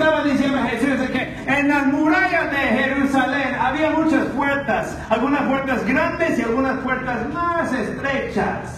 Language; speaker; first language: Spanish; non-native, fluent; English